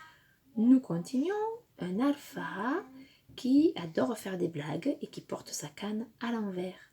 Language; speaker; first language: French; native; French